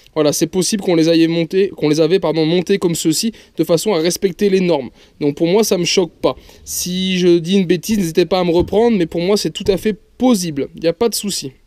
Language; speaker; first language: French; native; French